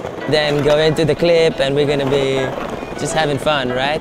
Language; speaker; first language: English; non-native, fluent; Latvian